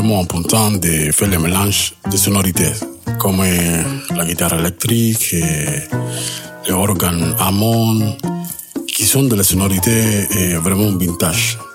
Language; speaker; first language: French; non-native, fluent; Spanish